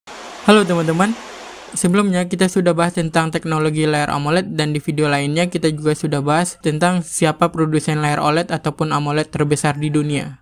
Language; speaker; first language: Indonesian; native; Indonesian